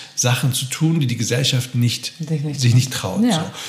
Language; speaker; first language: German; native; German